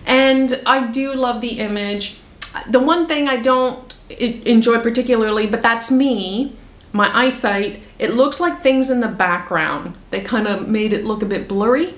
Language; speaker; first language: English; native; English